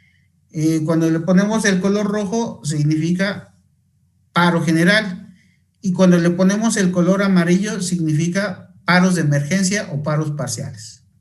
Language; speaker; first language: Spanish; native; Spanish